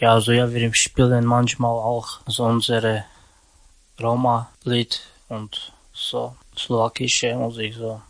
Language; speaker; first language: German; non-native, learner; Slovak